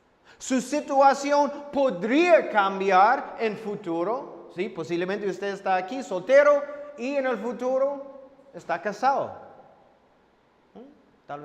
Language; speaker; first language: Spanish; non-native, fluent; English